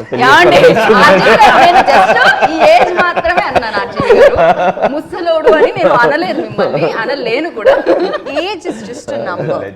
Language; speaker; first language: Telugu; native; Telugu